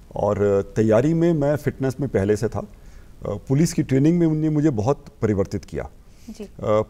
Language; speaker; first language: Hindi; native; Hindi